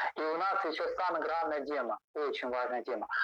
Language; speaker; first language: Russian; non-native, learner; Chinese